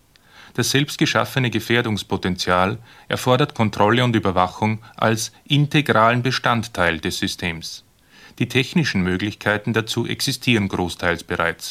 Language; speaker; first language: German; native; German